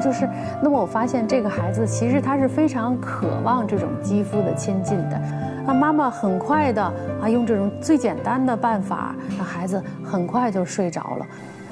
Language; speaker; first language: Chinese; native; Chinese